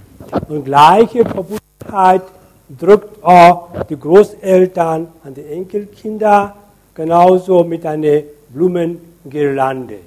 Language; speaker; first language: German; non-native, fluent; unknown